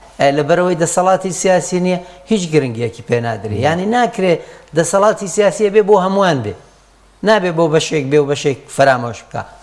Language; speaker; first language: Central Kurdish; non-native, local second language; Gurani